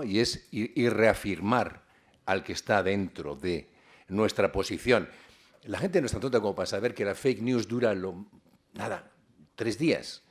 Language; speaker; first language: Spanish; native; Spanish